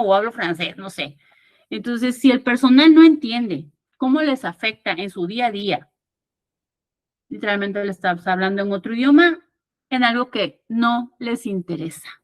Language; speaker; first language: Spanish; native; Spanish